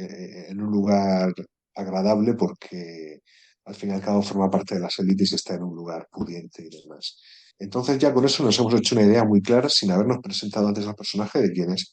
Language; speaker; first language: Spanish; native; Spanish